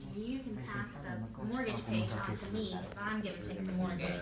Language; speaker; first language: English; native; English